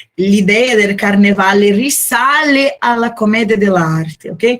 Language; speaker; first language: Italian; non-native, fluent; Portuguese